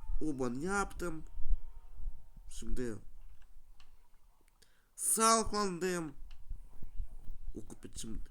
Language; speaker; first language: Turkish; non-native, learner; Russian